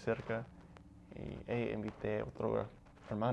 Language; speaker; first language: Spanish; non-native, learner; English